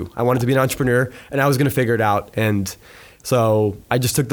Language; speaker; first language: English; native; English